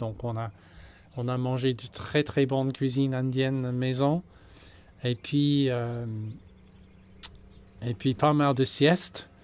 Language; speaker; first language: French; non-native, fluent; English